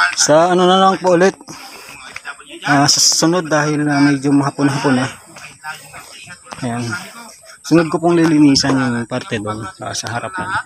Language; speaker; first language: Filipino; native; Filipino